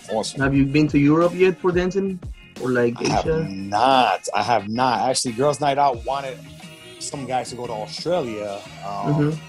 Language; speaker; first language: English; native; English